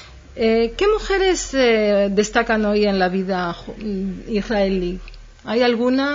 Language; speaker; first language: Spanish; native; Spanish